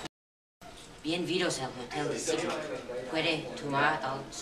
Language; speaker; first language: Spanish; non-native, learner; English